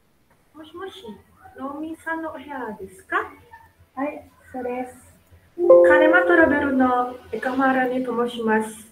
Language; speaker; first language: Japanese; non-native, learner; Indonesian